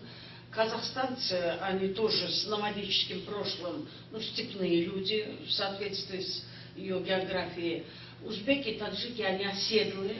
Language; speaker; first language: Russian; non-native, local second language; Kyrgyz